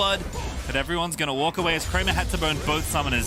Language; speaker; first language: English; native; English